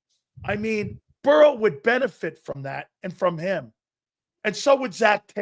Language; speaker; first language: English; native; English